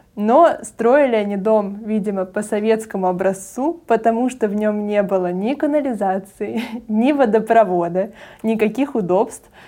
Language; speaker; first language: Russian; native; Russian